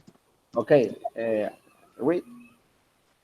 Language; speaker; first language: English; non-native, learner; Spanish